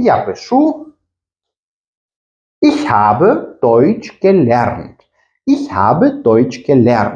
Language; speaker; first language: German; non-native, fluent; Ukrainian